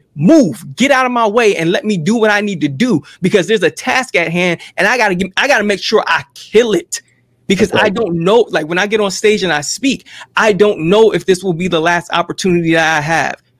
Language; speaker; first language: English; native; English